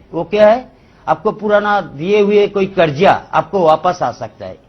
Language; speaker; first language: Hindi; non-native, local second language; Bangla